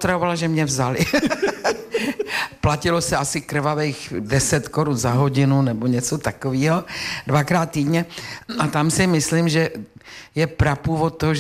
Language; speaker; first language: Czech; native; Czech